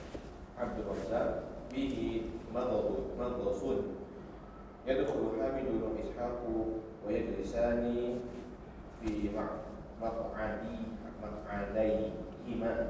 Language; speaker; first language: Arabic; non-native, learner; Sundanese